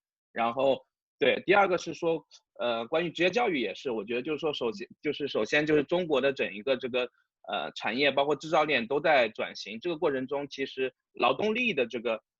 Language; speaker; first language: Chinese; native; Chinese